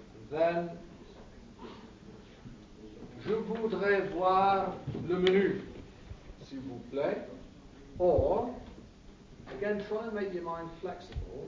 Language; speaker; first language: French; non-native, fluent; English